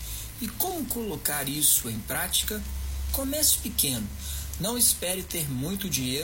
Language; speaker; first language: Portuguese; native; Portuguese